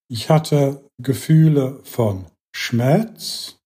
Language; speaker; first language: German; non-native, fluent; English